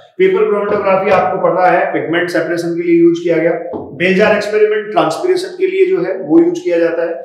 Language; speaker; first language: Hindi; native; Hindi